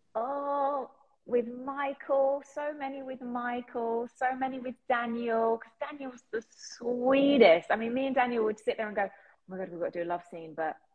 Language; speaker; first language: English; native; English